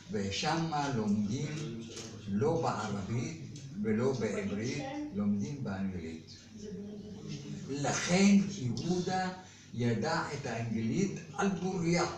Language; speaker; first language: Hebrew; non-native, fluent; Arabic